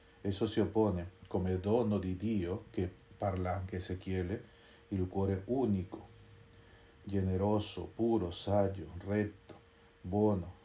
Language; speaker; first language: Italian; non-native, fluent; Spanish